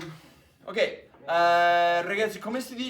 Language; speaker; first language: Italian; non-native, fluent; English